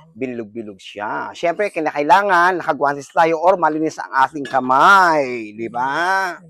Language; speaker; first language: Filipino; non-native, local second language; Bikol